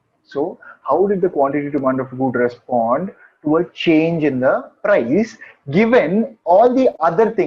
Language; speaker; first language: English; non-native, local second language; Hindi